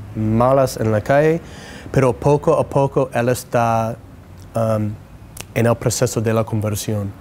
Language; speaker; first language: Spanish; non-native, fluent; English